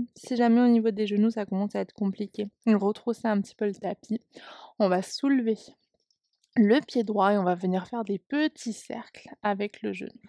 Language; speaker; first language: French; native; French